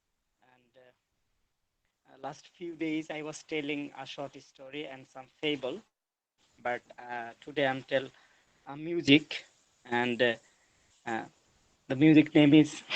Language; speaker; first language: English; non-native, learner; Bangla